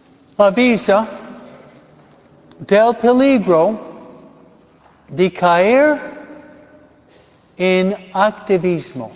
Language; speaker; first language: Spanish; non-native, fluent; English